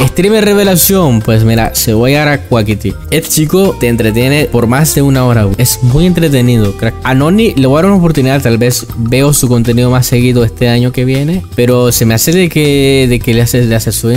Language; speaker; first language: Spanish; native; Spanish